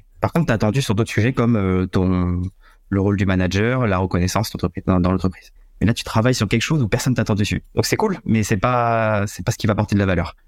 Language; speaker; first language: French; native; French